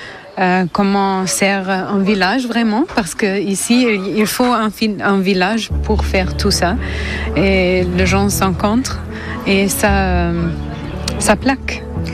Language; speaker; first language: French; non-native, learner; German